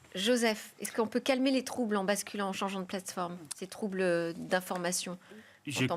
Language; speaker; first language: French; native; French